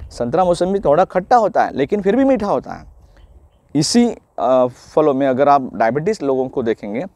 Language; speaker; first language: Hindi; non-native, local second language; Marathi